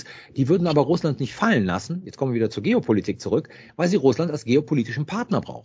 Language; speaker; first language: German; native; German